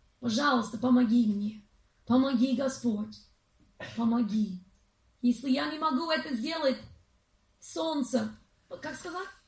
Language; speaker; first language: Russian; non-native, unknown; English